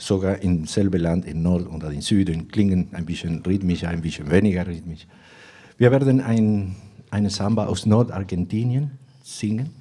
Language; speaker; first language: German; non-native, fluent; Spanish